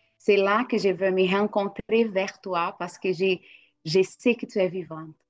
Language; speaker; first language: French; non-native, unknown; Portuguese